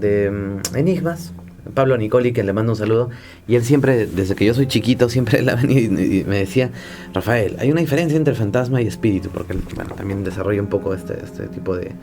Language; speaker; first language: Spanish; native; Spanish